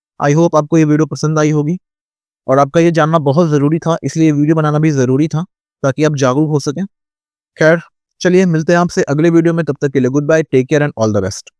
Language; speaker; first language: Hindi; native; Hindi